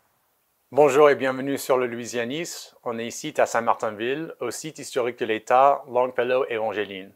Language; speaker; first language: French; native; French